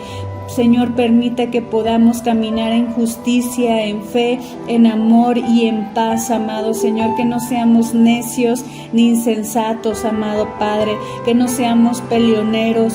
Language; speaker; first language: Spanish; native; Spanish